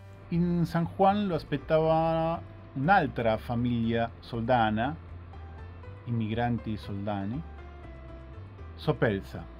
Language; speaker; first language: Italian; non-native, fluent; Spanish